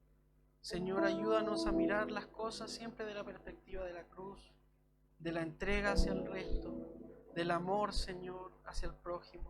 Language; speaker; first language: Spanish; native; Spanish